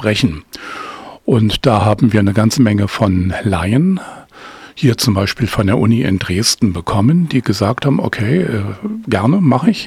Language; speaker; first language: German; native; German